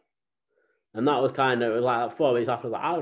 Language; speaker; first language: English; native; English